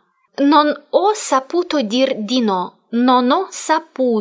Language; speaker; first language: Italian; non-native, fluent; Russian